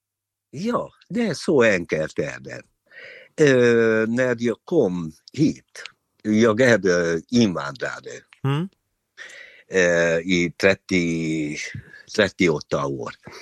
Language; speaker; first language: Swedish; non-native, learner; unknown